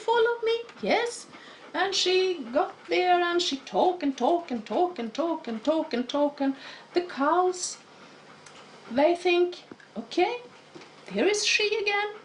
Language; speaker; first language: English; non-native, fluent; Swedish